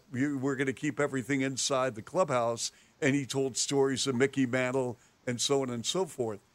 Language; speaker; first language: English; native; English